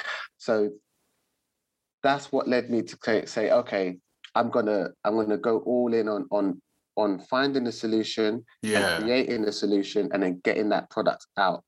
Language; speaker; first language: English; native; English